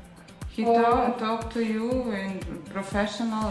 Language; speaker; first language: English; non-native, learner; Russian